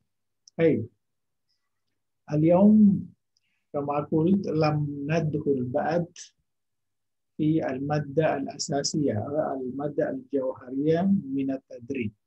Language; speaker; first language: Arabic; non-native, fluent; Indonesian